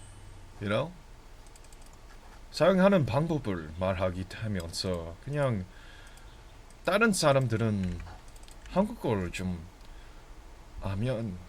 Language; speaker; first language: Korean; non-native, learner; English